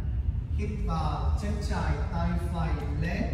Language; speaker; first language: Vietnamese; non-native, learner; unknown